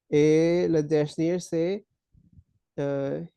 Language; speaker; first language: French; non-native, fluent; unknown